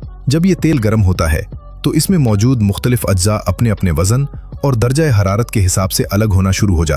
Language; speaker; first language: Urdu; native; Urdu